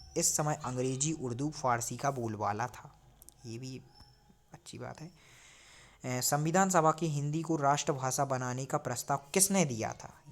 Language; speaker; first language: Hindi; native; Hindi